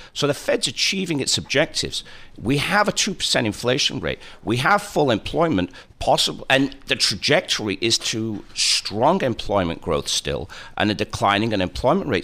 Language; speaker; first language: English; native; English